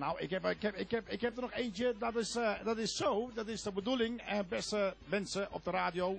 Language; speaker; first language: Dutch; native; Dutch